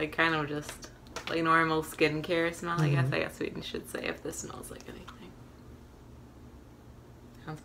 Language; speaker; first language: English; native; English